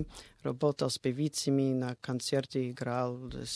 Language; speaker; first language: Russian; non-native, fluent; English